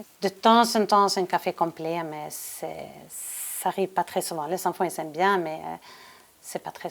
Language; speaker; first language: French; non-native, learner; Swedish